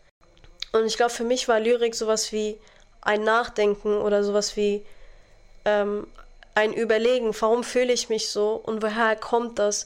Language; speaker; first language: German; non-native, fluent; Arabic